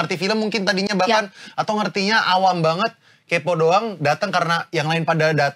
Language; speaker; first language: Indonesian; native; Indonesian